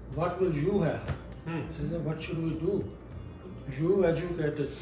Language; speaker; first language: English; non-native, local second language; Punjabi